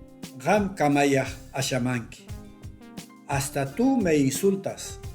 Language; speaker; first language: Spanish; non-native, local second language; Quechua